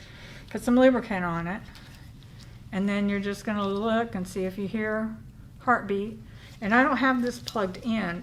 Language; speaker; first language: English; native; English